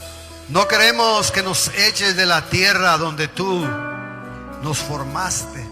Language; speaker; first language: Spanish; native; Spanish